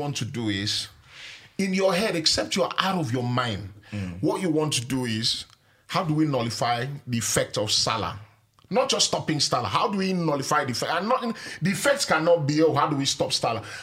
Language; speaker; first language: English; non-native, local second language; Yoruba